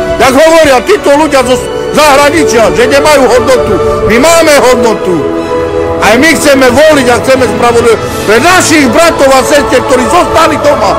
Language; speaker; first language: Slovak; non-native, local second language; Romany